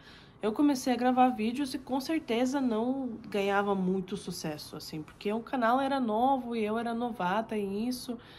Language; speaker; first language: Portuguese; non-native, fluent; Russian